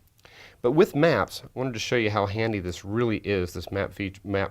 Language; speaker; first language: English; native; English